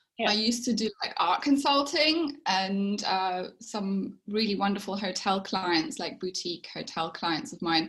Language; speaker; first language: English; native; English